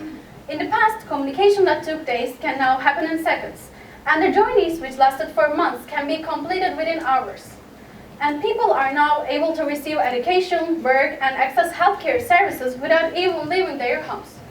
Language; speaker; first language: English; non-native, fluent; Turkish